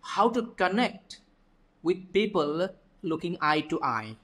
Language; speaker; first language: English; non-native, local second language; Bangla